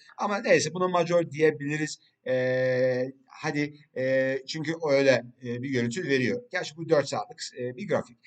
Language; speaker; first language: Turkish; early bilingual, heritage; Turkish